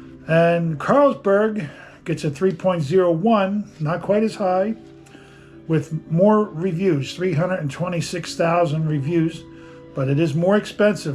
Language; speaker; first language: English; native; English